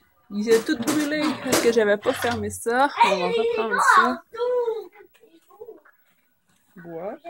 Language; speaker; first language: French; native; French